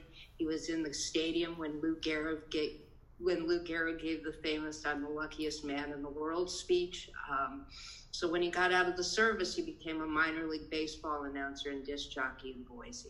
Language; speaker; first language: English; native; English